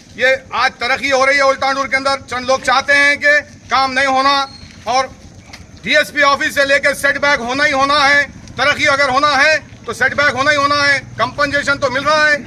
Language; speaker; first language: Hindi; non-native, local second language; Urdu